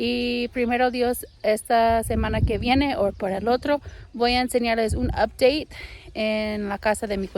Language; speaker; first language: Spanish; non-native, learner; English